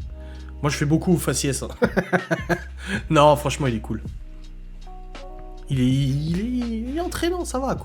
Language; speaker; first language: French; native; French